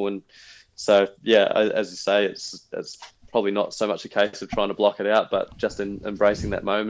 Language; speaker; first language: English; native; English